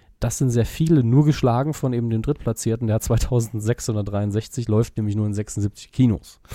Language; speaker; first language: German; native; German